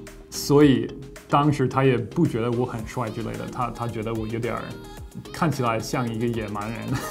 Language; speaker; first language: Chinese; non-native, fluent; English